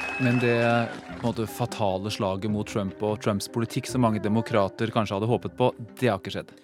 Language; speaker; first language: Norwegian; native; Norwegian